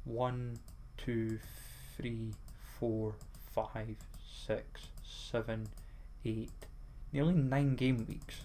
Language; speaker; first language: English; native; English